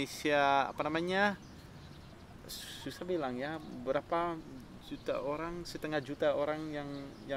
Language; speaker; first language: Indonesian; non-native, fluent; Dutch